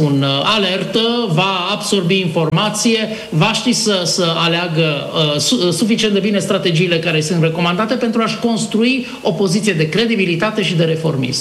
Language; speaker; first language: Romanian; native; Romanian